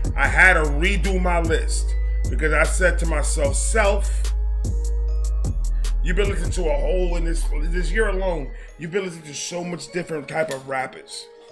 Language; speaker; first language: English; early bilingual, other home language; Spanish